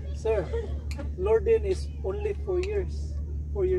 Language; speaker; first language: English; non-native, learner; Cebuano